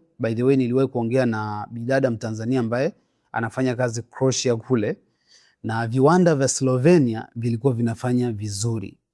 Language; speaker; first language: Swahili; native; Swahili